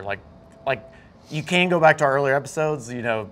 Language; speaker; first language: English; native; English